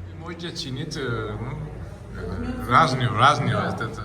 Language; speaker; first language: Russian; non-native, fluent; Georgian